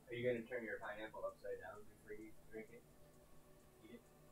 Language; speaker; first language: English; native; English